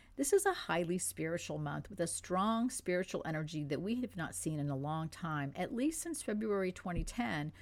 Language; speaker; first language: English; non-native, fluent; French